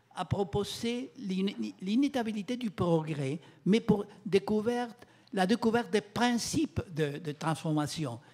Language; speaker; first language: French; non-native, fluent; Spanish